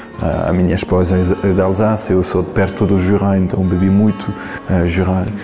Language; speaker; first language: Portuguese; non-native, learner; French